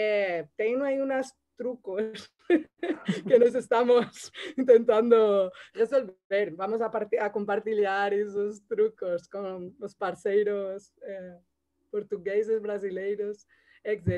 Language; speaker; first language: Portuguese; non-native, learner; Spanish